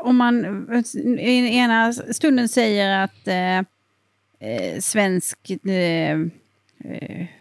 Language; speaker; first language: Swedish; native; Swedish